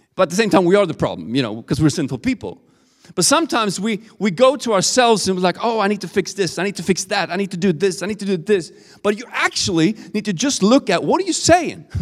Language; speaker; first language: English; non-native, fluent; Swedish